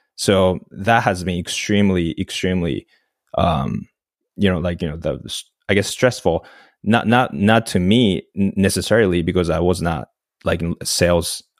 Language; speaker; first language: English; non-native, fluent; Japanese